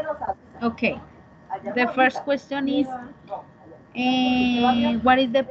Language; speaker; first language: English; non-native, learner; Spanish